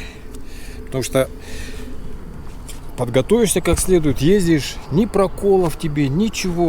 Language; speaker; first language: Russian; native; Russian